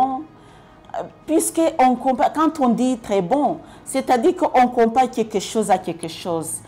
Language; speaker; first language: French; non-native, local second language; Kinyarwanda